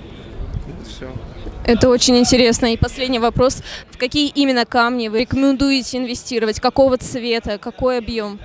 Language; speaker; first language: Russian; native; Russian